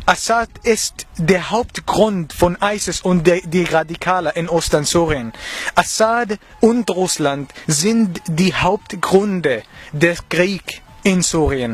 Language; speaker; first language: German; non-native, learner; Arabic